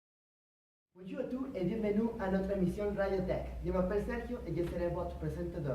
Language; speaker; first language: French; non-native, learner; Spanish